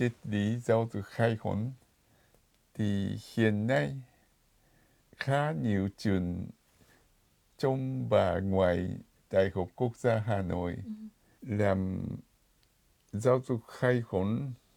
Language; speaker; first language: Vietnamese; non-native, fluent; Japanese